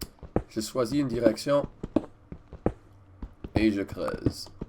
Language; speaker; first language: French; non-native, learner; English